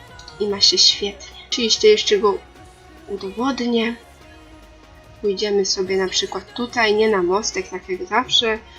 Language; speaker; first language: Polish; native; Polish